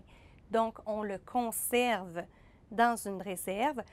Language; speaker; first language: French; native; French